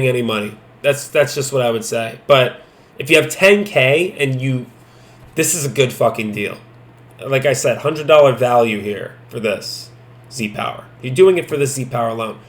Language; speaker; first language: English; native; English